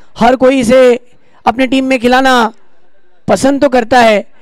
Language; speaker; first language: Hindi; non-native, local second language; Marathi